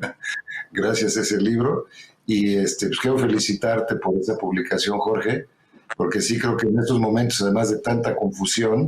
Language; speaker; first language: Spanish; native; Spanish